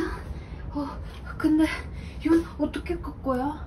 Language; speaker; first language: Korean; non-native, learner; Ukrainian